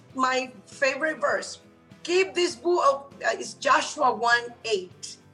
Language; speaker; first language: English; non-native, fluent; Spanish